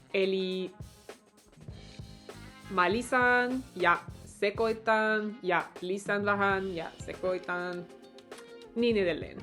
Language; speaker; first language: Finnish; non-native, fluent; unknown